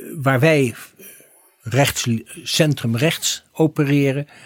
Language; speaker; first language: Dutch; native; Dutch